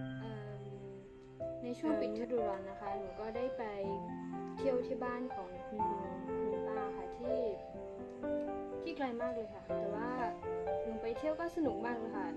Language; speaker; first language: Thai; non-native, local second language; S'gaw Karen